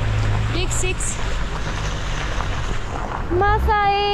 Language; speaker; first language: English; non-native, learner; Japanese